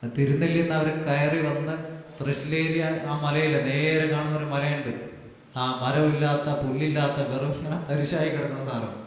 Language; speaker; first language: Malayalam; non-native, local second language; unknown